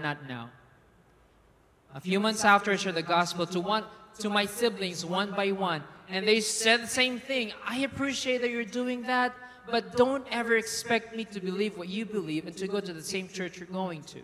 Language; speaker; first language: English; non-native, local second language; Filipino